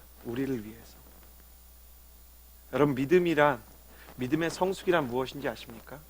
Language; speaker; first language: Korean; native; Korean